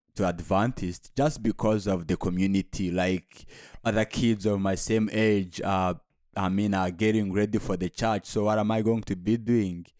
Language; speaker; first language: English; non-native, local second language; Kinyarwanda